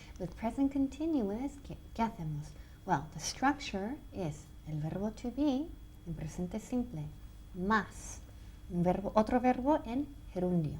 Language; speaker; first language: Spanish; non-native, fluent; English